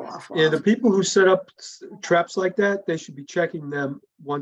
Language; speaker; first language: English; native; English